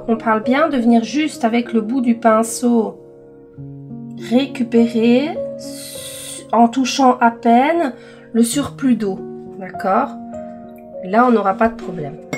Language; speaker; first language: French; native; French